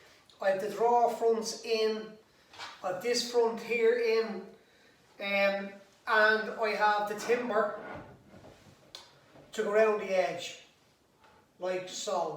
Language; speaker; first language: English; native; English